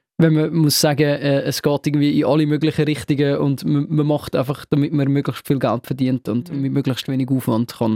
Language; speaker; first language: German; native; German